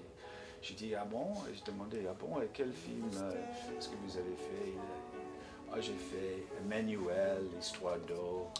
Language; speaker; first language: French; non-native, fluent; English